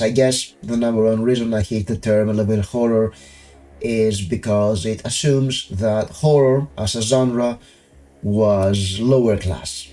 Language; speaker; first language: English; non-native, fluent; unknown